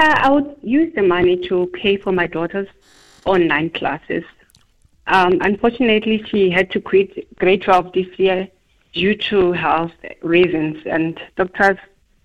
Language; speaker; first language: English; non-native, local second language; Zulu